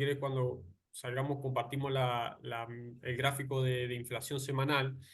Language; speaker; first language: Spanish; native; Spanish